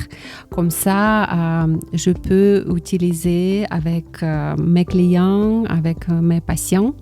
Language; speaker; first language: French; non-native, learner; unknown